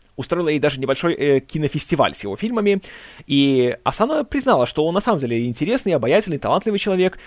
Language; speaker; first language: Russian; native; Russian